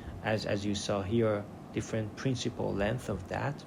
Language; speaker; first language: English; non-native, fluent; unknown